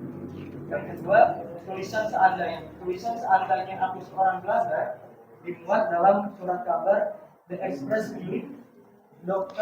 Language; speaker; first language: Indonesian; native; Indonesian